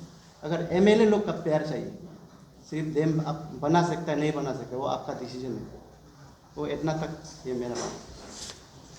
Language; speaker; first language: Hindi; non-native, local second language; Adi